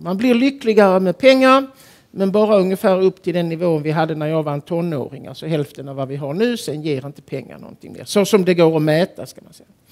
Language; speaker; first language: Swedish; native; Swedish